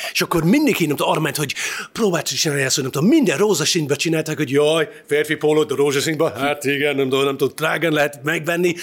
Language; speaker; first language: Hungarian; non-native, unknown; English